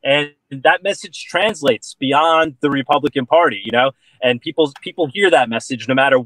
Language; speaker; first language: English; native; English